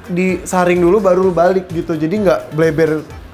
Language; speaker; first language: Indonesian; native; Indonesian